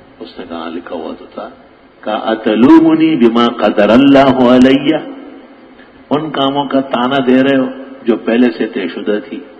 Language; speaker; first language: Urdu; non-native, local second language; Pashto